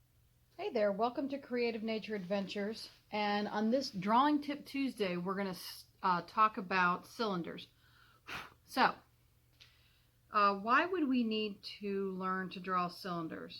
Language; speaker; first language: English; native; English